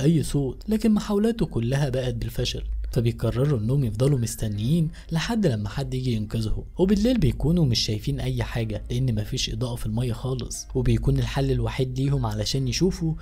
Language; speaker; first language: Arabic; native; Arabic